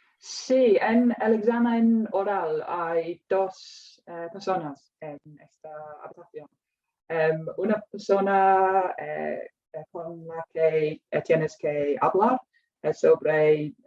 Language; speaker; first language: Spanish; non-native, fluent; English